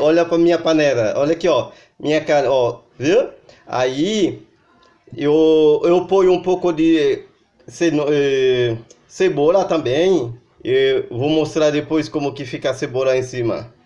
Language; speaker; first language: Portuguese; non-native, learner; Haitian Creole